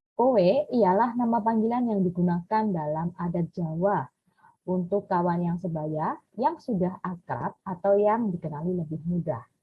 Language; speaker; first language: Indonesian; native; Indonesian